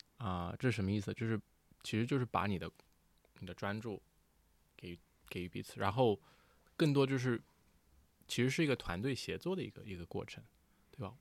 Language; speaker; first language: Chinese; early bilingual, heritage; Chinese